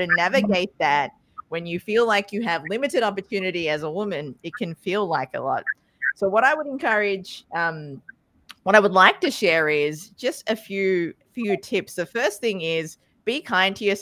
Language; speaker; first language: English; native; English